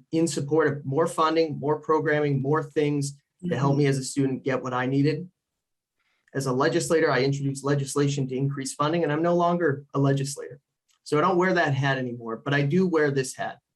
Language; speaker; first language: English; native; English